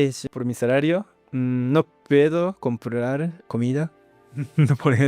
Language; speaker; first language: Spanish; non-native, learner; Japanese